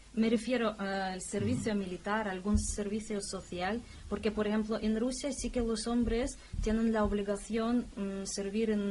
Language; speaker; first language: Spanish; non-native, fluent; Russian